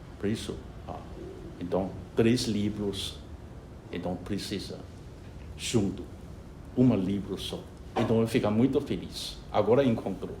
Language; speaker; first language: Portuguese; non-native, fluent; Chinese